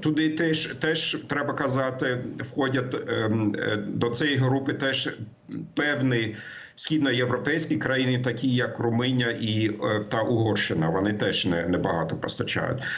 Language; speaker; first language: Ukrainian; non-native, fluent; German